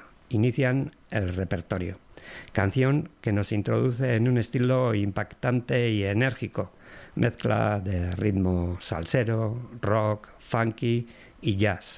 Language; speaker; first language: Spanish; non-native, local second language; Basque